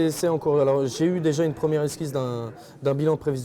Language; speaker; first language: French; native; French